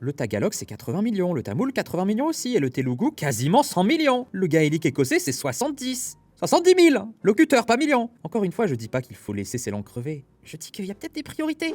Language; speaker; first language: French; native; French